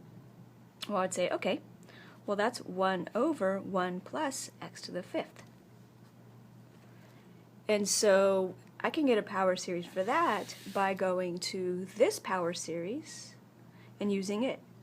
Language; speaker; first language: English; native; English